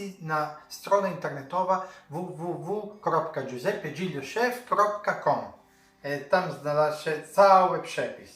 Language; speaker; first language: Polish; non-native, learner; Italian